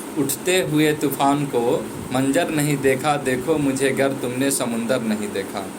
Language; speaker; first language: Hindi; native; Hindi